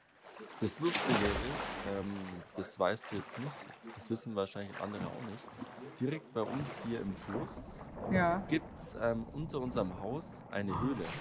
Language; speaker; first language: German; native; German